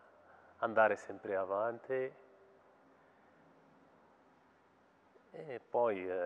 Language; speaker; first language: Italian; non-native, fluent; Arabic